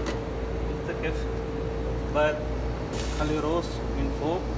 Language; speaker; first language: Arabic; non-native, learner; Urdu